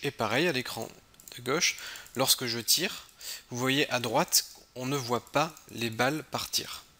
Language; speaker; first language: French; native; French